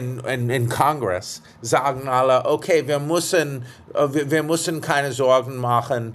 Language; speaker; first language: German; non-native, fluent; English